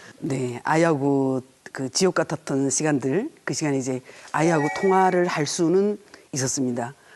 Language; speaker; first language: Korean; native; Korean